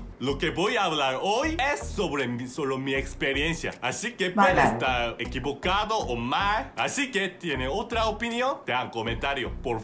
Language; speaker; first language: Spanish; non-native, learner; Korean